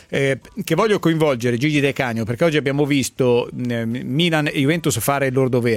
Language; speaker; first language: Italian; native; Italian